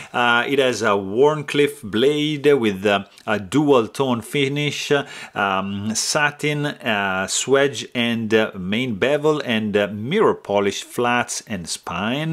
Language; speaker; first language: English; non-native, fluent; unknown